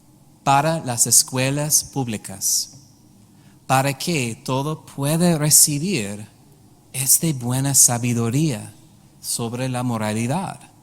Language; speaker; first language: Spanish; non-native, learner; English